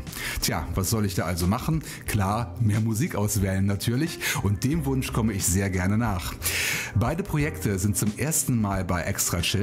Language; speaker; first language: German; native; German